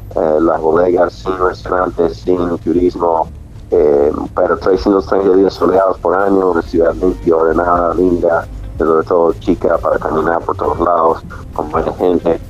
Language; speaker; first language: Spanish; non-native, fluent; English